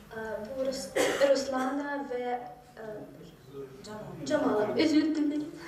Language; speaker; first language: Turkish; non-native, learner; Ukrainian